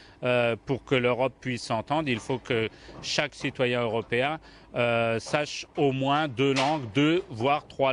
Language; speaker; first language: French; non-native, fluent; Spanish